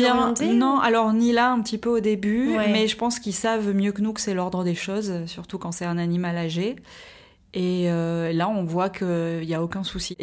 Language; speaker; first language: French; native; French